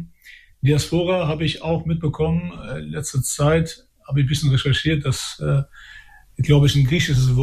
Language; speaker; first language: German; early bilingual, other home language; Albanian